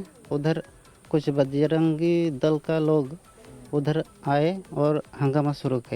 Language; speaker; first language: Hindi; non-native, local second language; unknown